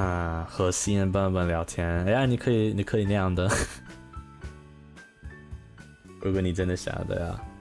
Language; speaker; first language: Chinese; non-native, learner; English